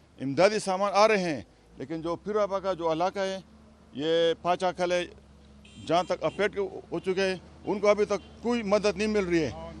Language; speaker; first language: Urdu; non-native, local second language; Pashto